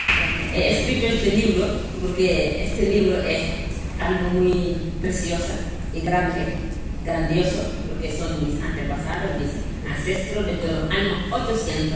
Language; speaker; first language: Spanish; non-native, learner; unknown